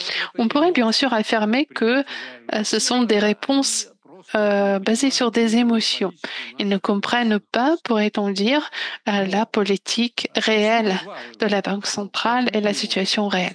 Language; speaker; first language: French; non-native, fluent; Russian